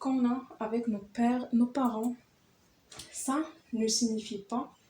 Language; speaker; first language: French; non-native, local second language; Arabic